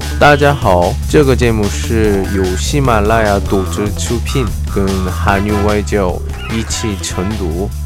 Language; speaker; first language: Chinese; non-native, learner; Korean